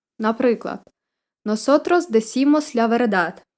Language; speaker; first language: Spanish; non-native, fluent; Ukrainian